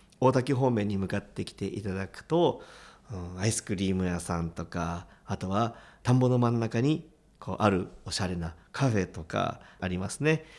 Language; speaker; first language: Japanese; native; Japanese